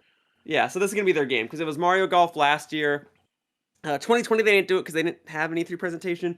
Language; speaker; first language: English; native; English